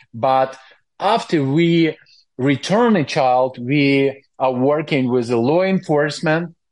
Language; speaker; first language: English; non-native, fluent; Ukrainian